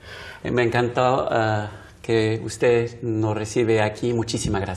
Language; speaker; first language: Spanish; non-native, learner; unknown